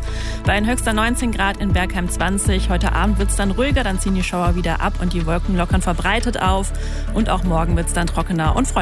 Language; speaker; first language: German; native; German